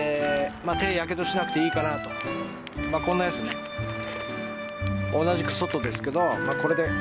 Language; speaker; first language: Japanese; native; Japanese